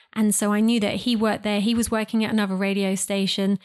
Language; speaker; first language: English; native; English